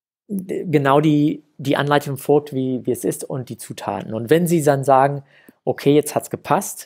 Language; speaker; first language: German; non-native, fluent; English